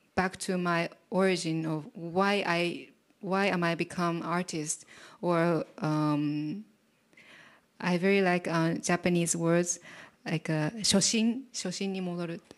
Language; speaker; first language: English; non-native, fluent; Japanese